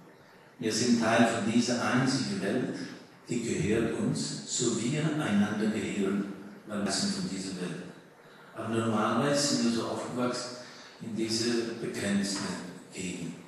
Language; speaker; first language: German; early bilingual, heritage; German